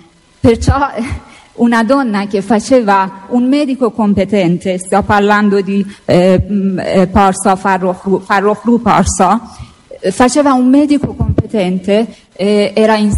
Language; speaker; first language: Italian; non-native, fluent; Persian